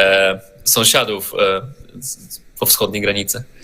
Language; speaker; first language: Polish; non-native, learner; Russian